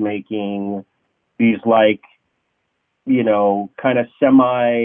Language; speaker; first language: English; native; English